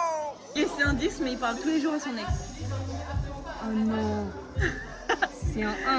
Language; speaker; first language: French; native; French